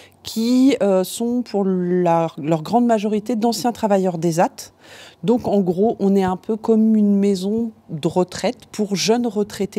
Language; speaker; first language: French; native; French